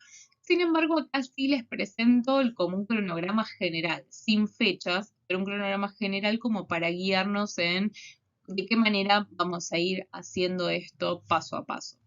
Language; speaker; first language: Spanish; native; Spanish